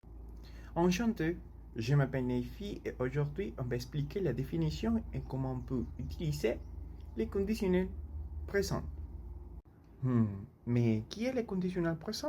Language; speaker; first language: French; non-native, learner; Spanish